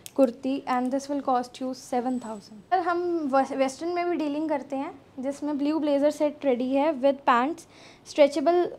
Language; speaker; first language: Hindi; non-native, local second language; Punjabi